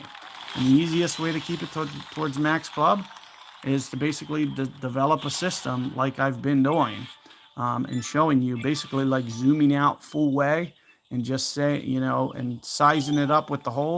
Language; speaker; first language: English; native; English